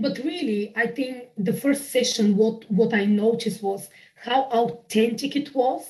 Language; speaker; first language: English; non-native, fluent; Bulgarian